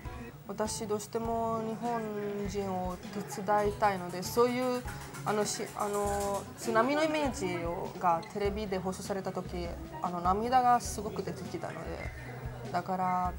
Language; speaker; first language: Japanese; non-native, fluent; Italian